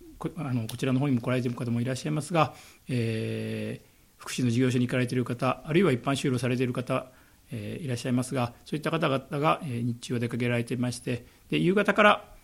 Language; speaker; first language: Japanese; native; Japanese